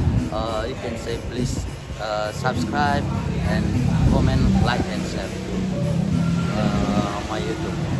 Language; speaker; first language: English; non-native, learner; Indonesian